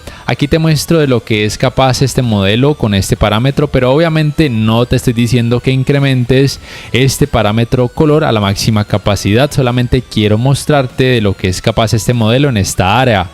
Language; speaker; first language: Spanish; native; Spanish